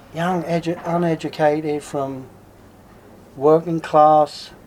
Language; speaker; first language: English; native; English